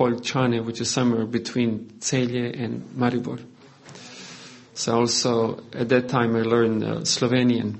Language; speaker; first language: English; non-native, fluent; Croatian